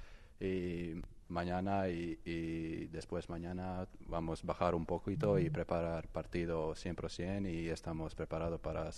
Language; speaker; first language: Spanish; non-native, learner; Croatian